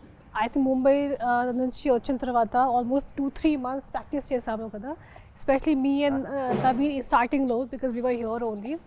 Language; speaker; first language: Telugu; non-native, local second language; Hindi